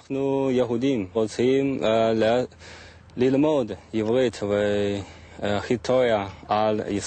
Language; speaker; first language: Hebrew; non-native, learner; Chinese